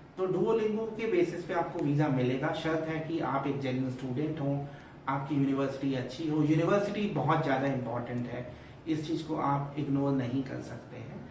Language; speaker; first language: Hindi; native; Hindi